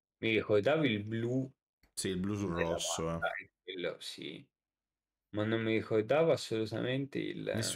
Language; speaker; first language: Italian; native; Italian